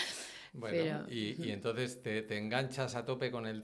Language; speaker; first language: Spanish; native; Spanish